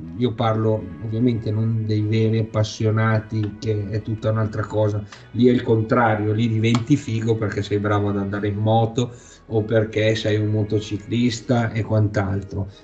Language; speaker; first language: Italian; native; Italian